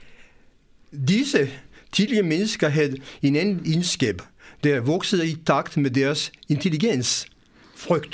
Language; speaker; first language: Danish; non-native, fluent; Hebrew